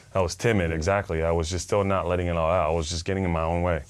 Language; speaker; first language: English; non-native, fluent; Spanish